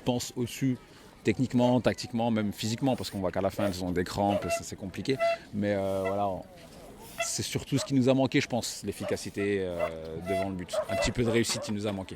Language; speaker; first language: French; native; French